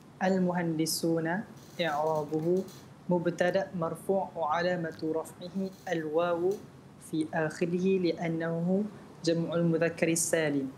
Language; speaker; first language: Arabic; non-native, learner; Malay